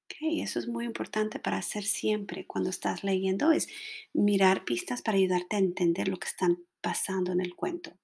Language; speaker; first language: Spanish; non-native, fluent; English